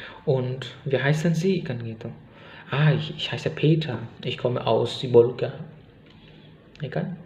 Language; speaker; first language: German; non-native, fluent; Indonesian